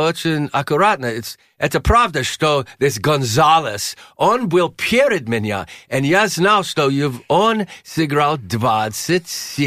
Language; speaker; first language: Russian; non-native, learner; English